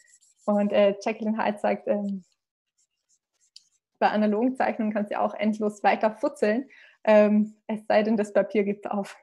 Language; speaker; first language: German; native; German